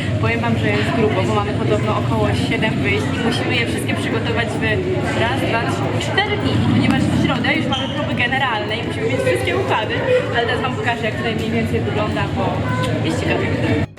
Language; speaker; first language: Polish; native; Polish